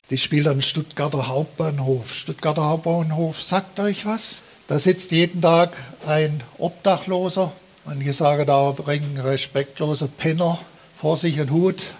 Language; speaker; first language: German; native; German